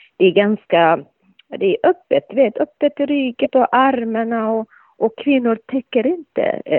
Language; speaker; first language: Swedish; non-native, fluent; Somali